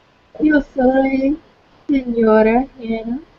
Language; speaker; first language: Spanish; non-native, learner; English